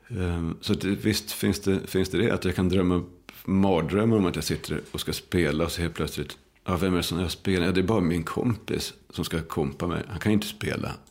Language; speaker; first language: Swedish; native; Swedish